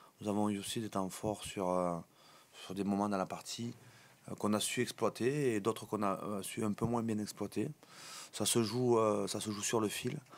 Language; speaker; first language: French; native; French